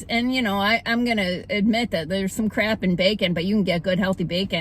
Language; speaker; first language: English; native; English